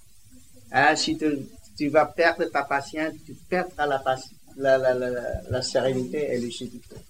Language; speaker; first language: French; non-native, learner; Vietnamese